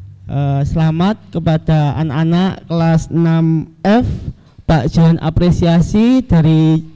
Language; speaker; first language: Indonesian; native; Indonesian